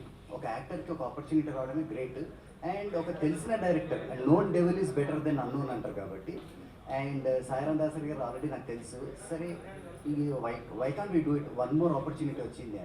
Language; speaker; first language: Telugu; native; Telugu